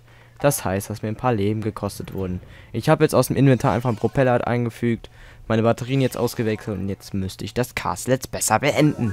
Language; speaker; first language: German; native; German